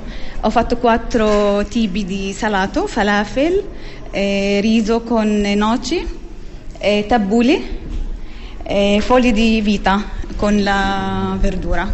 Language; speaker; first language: Italian; non-native, learner; Arabic